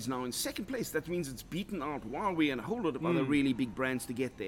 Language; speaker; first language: English; native; English